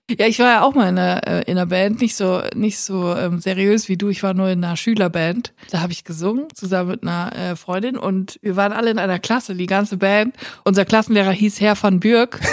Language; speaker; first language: German; native; German